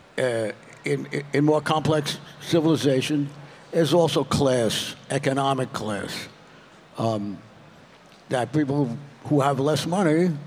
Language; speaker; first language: English; native; English